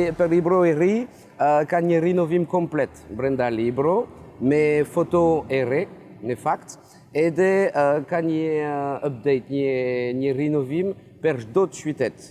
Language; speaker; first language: Albanian; non-native, learner; French